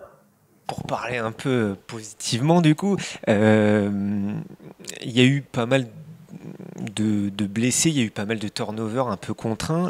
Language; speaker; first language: French; native; French